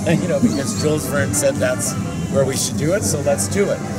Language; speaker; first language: English; native; English